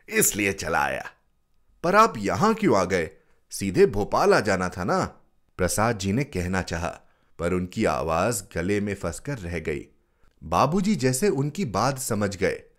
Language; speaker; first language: Hindi; native; Hindi